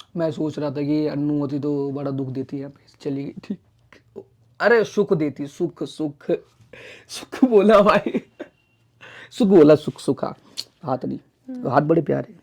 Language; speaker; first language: Hindi; native; Hindi